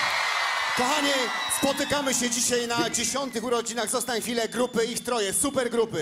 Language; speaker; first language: Polish; native; Polish